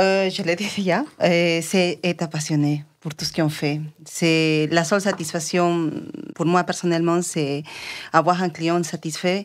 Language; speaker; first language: French; non-native, fluent; Spanish